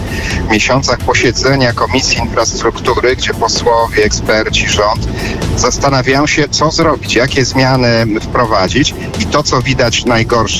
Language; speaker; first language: Polish; native; Polish